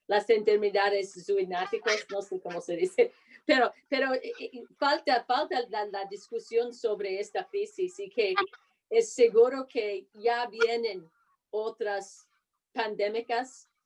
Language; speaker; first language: Spanish; non-native, fluent; English